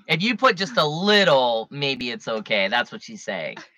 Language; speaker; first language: English; native; English